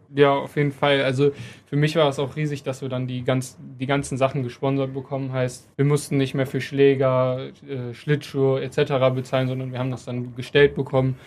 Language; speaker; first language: German; native; German